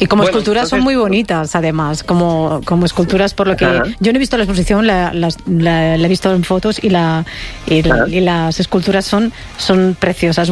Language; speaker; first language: Spanish; native; Spanish